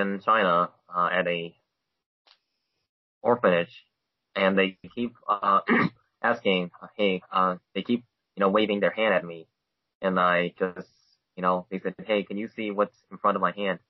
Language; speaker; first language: English; non-native, fluent; Chinese